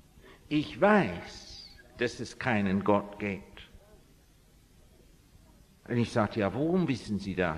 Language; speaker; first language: German; non-native, fluent; English